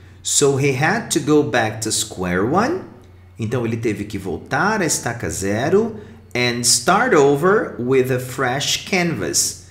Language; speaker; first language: English; non-native, fluent; Portuguese